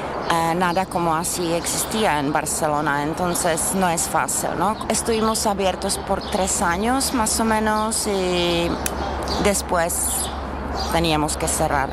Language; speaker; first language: Spanish; non-native, learner; Czech